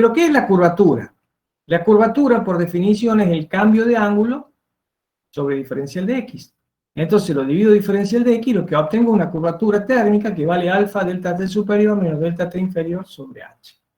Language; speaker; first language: Spanish; native; Spanish